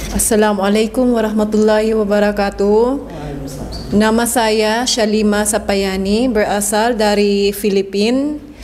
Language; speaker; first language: Indonesian; non-native, fluent; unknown